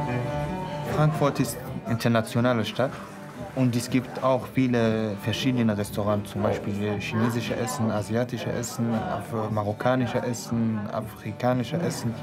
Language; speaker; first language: German; non-native, learner; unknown